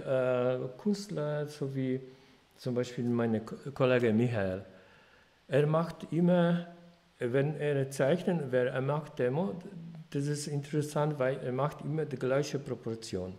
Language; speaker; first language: German; non-native, fluent; Polish